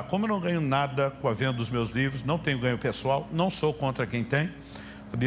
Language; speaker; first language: Portuguese; native; Portuguese